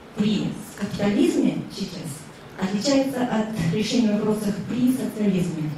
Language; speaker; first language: Russian; non-native, fluent; Japanese